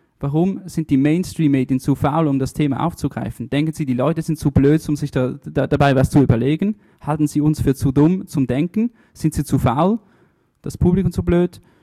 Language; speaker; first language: German; early bilingual, other home language; Italian